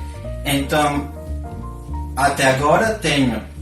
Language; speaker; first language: Portuguese; non-native, learner; Spanish